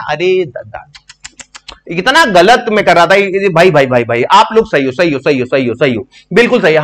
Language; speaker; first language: Hindi; native; Hindi